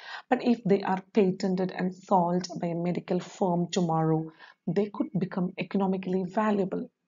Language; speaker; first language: English; non-native, local second language; Malayalam